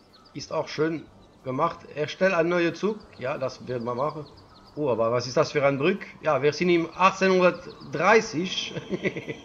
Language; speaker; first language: German; non-native, learner; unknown